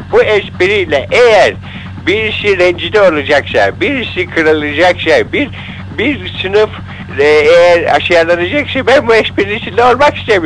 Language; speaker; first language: Turkish; native; Turkish